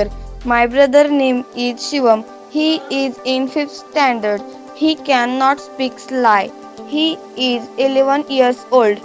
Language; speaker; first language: English; non-native, learner; Marathi